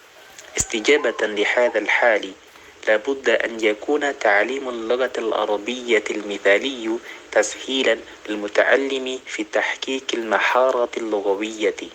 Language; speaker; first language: Arabic; non-native, learner; Indonesian